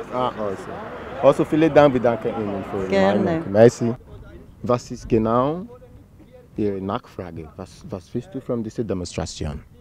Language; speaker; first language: German; non-native, learner; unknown